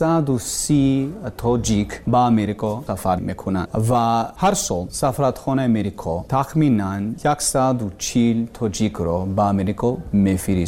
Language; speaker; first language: Persian; non-native, learner; English